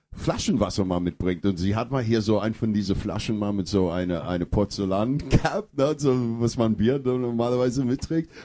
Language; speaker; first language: German; non-native, fluent; English